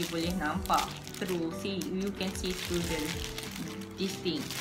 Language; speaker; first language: English; non-native, local second language; Malay